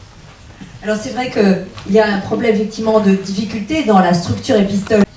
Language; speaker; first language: French; native; French